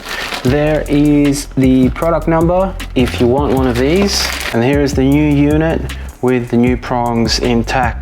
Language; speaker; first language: English; native; English